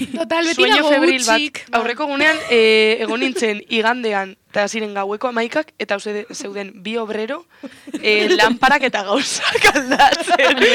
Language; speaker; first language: Basque; non-native, local second language; Spanish